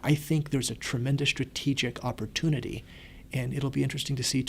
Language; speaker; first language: English; native; English